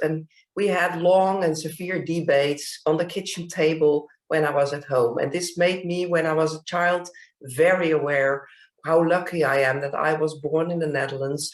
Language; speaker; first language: English; non-native, fluent; Dutch